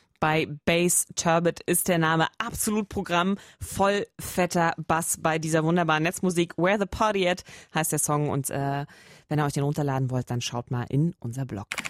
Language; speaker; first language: German; native; German